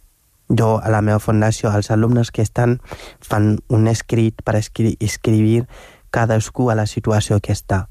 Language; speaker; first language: Catalan; non-native, fluent; Wolof